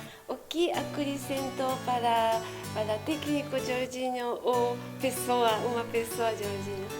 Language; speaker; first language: Portuguese; non-native, learner; Japanese